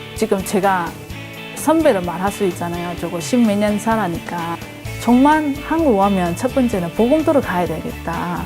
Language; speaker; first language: Korean; non-native, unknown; Indonesian